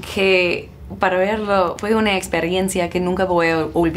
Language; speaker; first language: Spanish; non-native, learner; English